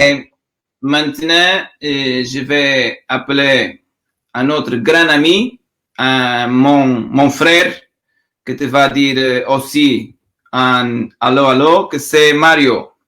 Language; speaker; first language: French; non-native, learner; Portuguese